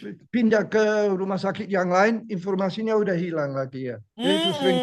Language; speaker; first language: Indonesian; non-native, fluent; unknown